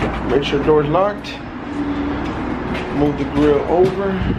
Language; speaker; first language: English; early bilingual, other home language; Spanish